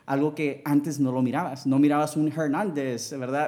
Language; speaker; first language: Spanish; early bilingual, heritage; Spanish